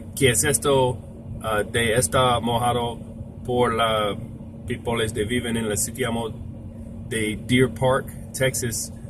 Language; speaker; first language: Spanish; non-native, learner; English